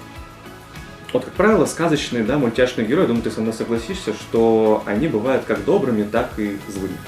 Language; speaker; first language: Russian; native; Russian